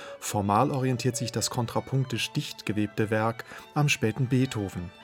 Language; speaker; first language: German; native; German